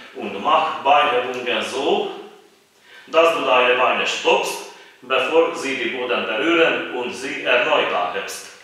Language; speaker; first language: German; non-native, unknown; Hungarian